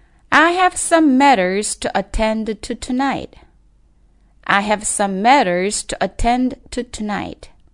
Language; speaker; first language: English; non-native, fluent; Korean